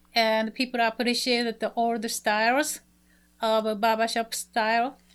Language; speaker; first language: English; non-native, fluent; Japanese